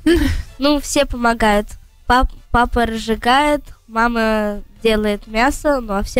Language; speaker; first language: Russian; early bilingual, heritage; Russian